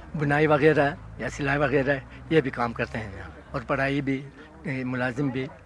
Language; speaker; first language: Urdu; non-native, local second language; Ladakhi